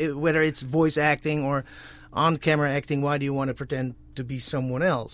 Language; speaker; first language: English; non-native, fluent; Dutch